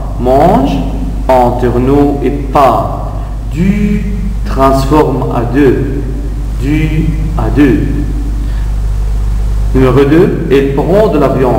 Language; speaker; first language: French; non-native, fluent; Arabic